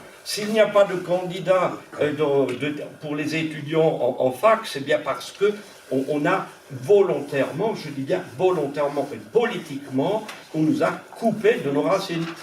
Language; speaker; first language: French; non-native, local second language; Swiss German